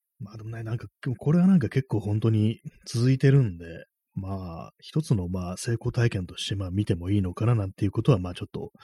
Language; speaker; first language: Japanese; native; Japanese